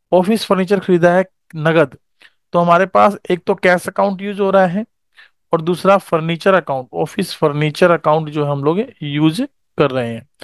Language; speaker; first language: Hindi; native; Hindi